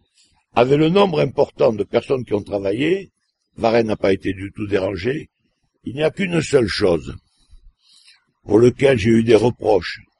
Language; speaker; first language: French; native; French